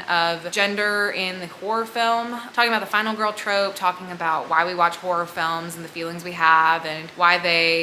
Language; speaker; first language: English; native; English